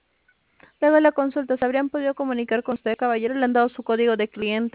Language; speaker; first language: Spanish; native; Spanish